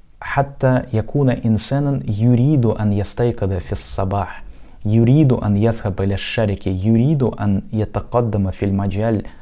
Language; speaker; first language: Arabic; non-native, fluent; Russian